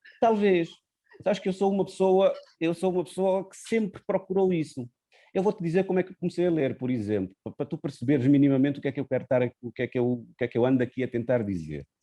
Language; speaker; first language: Portuguese; non-native, local second language; Kabuverdianu